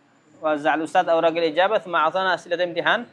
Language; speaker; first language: Arabic; non-native, fluent; Indonesian